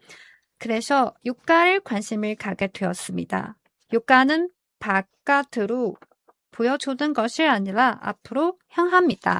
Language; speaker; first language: Korean; non-native, fluent; Chinese